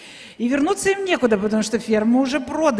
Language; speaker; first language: Russian; native; Russian